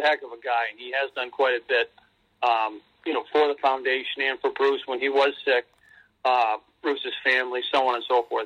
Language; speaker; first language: English; native; English